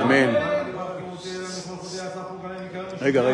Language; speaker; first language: Hebrew; native; Hebrew